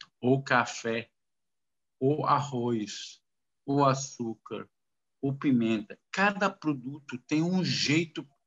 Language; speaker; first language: Portuguese; non-native, learner; Arabic